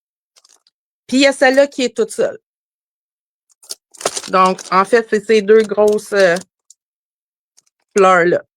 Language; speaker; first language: French; native; French